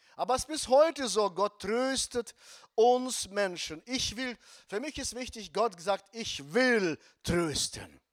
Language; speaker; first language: German; non-native, fluent; Russian